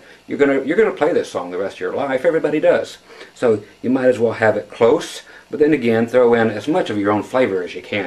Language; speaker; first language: English; native; English